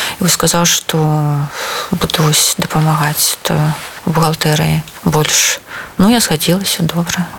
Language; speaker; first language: Belarusian; non-native, local second language; Russian